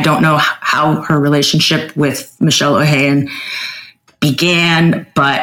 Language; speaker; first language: English; native; English